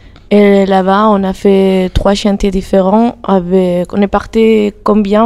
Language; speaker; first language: French; non-native, fluent; Spanish